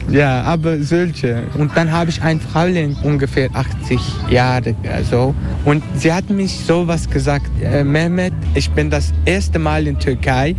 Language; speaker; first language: German; non-native, learner; Turkish